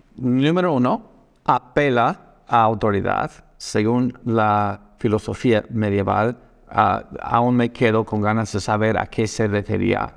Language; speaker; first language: Spanish; non-native, fluent; English